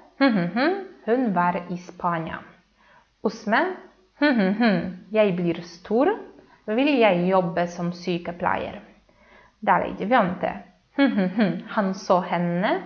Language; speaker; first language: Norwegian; non-native, fluent; Polish